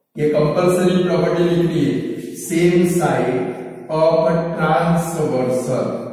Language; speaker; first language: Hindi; non-native, local second language; Gujarati